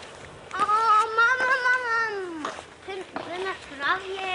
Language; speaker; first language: Polish; early bilingual, other home language; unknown